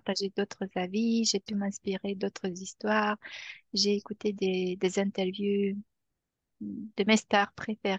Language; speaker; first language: French; non-native, fluent; Romanian